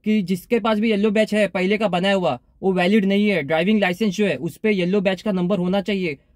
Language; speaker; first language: Hindi; non-native, local second language; Marathi